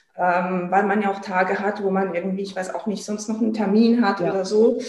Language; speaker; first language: German; non-native, fluent; French